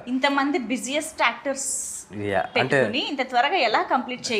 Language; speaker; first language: Telugu; native; Telugu